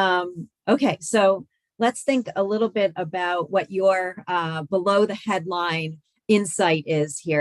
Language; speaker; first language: English; native; English